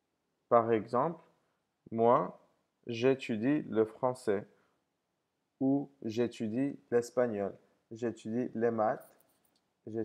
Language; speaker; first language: French; non-native, fluent; English